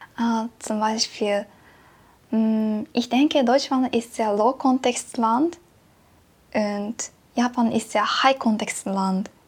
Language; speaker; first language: German; non-native, learner; Japanese